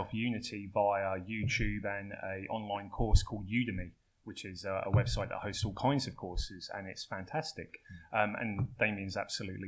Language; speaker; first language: English; native; English